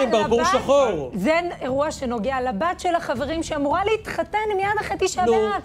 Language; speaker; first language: Hebrew; native; Hebrew